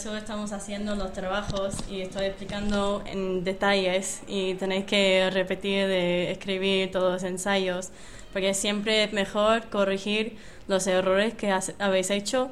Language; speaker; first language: Spanish; non-native, fluent; English